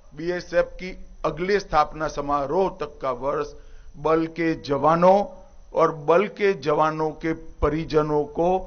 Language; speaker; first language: Hindi; non-native, local second language; Gujarati